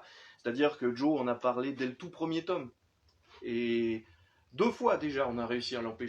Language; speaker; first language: French; native; French